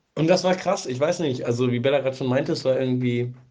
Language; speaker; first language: German; native; German